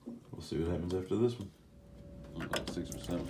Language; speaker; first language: English; native; English